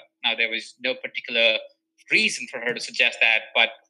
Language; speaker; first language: English; non-native, local second language; Hindi